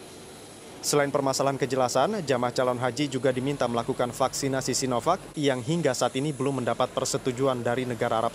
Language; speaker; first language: Indonesian; native; Indonesian